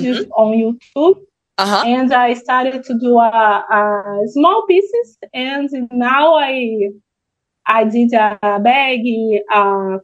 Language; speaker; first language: English; non-native, learner; Portuguese